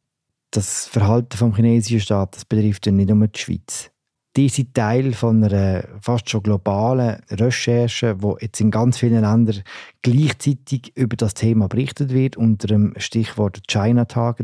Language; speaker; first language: German; native; German